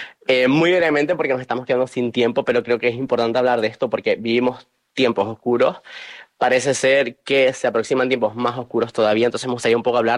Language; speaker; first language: Spanish; native; Spanish